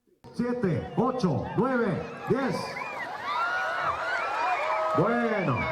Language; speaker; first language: Spanish; native; Spanish